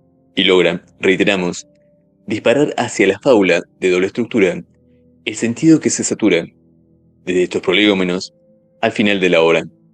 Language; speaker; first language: Spanish; native; Spanish